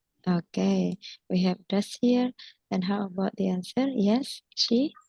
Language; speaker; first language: English; non-native, fluent; Indonesian